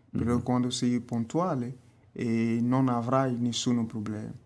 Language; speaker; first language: Italian; non-native, fluent; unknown